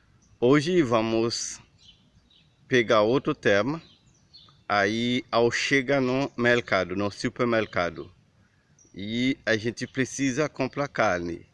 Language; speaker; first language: Portuguese; non-native, learner; Haitian Creole